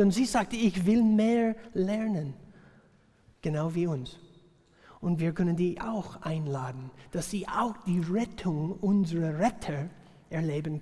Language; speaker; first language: German; non-native, fluent; English